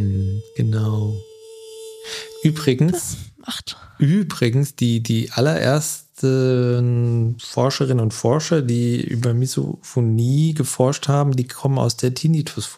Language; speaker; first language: German; native; German